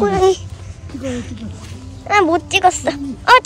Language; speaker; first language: Korean; early bilingual, other home language; Tibetan